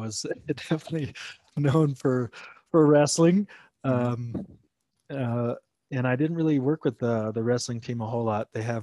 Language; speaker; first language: English; native; English